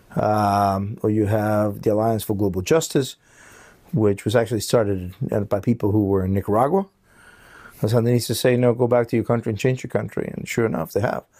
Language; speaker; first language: English; early bilingual, other home language; Spanish